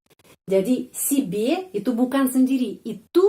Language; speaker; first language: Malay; non-native, fluent; Russian